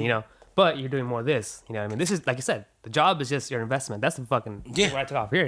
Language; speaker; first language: English; native; English